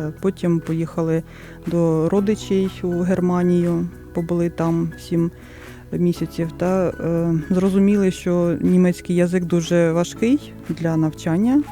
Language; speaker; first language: Ukrainian; non-native, local second language; Russian